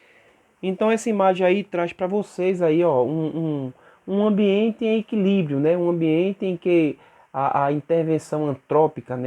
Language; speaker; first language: Portuguese; native; Portuguese